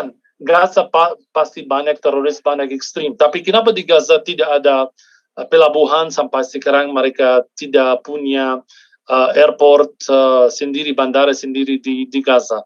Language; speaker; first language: Indonesian; non-native, fluent; Arabic